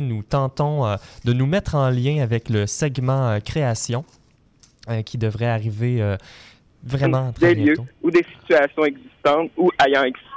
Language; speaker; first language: French; native; French